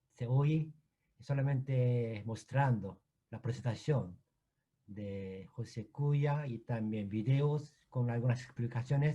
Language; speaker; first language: Spanish; non-native, fluent; Korean